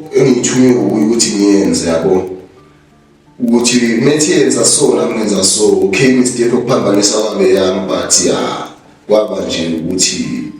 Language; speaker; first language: Zulu; native; Zulu